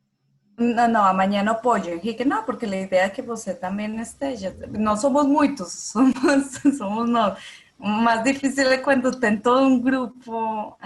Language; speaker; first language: Portuguese; non-native, fluent; Spanish